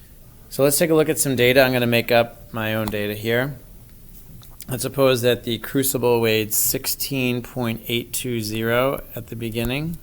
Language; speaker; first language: English; native; English